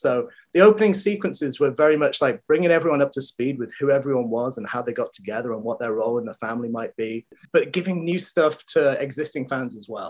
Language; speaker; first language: English; native; English